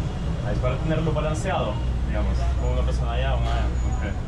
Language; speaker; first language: Spanish; non-native, fluent; Russian